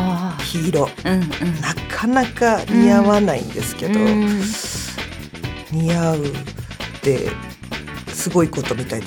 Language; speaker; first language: Japanese; native; Japanese